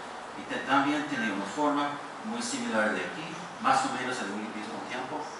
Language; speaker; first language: Spanish; non-native, fluent; English